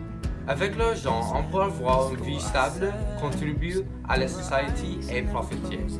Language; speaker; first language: French; non-native, local second language; English